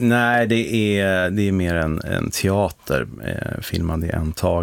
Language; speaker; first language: Swedish; native; Swedish